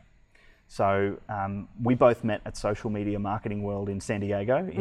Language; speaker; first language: English; native; English